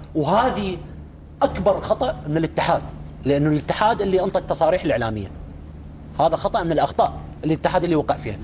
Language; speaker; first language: Arabic; native; Arabic